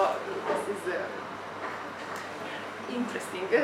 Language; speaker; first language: English; non-native, fluent; Italian